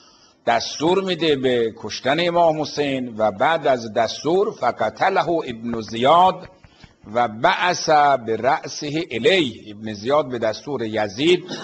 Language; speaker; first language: Persian; native; Persian